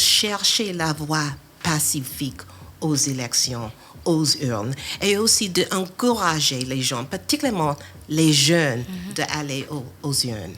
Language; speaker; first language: French; non-native, fluent; English